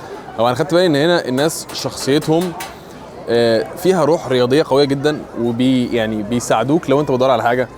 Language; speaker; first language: Arabic; native; Arabic